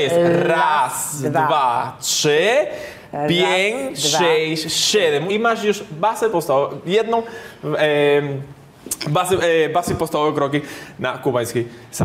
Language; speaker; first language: Polish; non-native, learner; Spanish